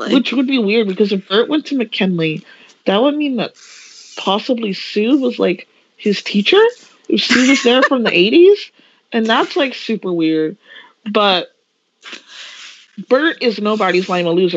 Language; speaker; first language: English; native; English